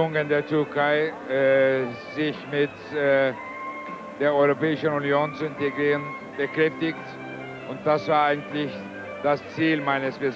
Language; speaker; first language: German; non-native, fluent; Turkish